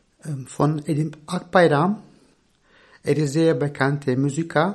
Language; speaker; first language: German; non-native, fluent; Turkish